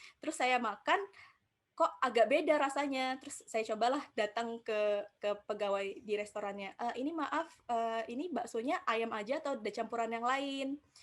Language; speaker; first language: Indonesian; native; Indonesian